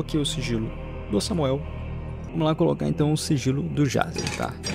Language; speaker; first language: Portuguese; native; Portuguese